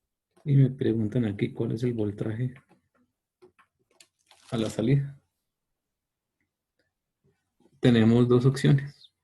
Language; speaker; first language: Spanish; native; Spanish